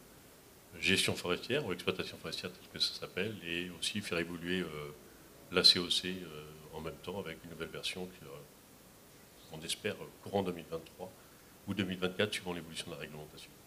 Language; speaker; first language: French; native; French